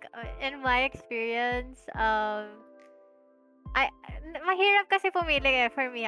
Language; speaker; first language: English; non-native, local second language; Filipino